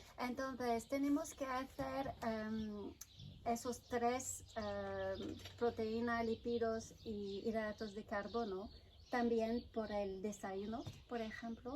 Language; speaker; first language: Spanish; non-native, fluent; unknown